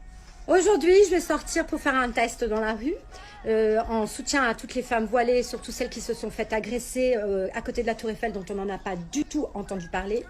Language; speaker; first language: French; native; French